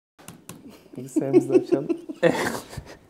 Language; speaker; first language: Turkish; native; Turkish